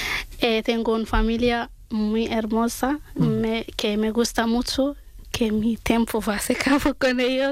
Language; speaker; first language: Spanish; non-native, learner; Arabic